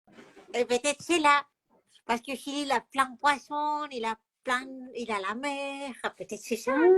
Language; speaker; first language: French; non-native, fluent; Spanish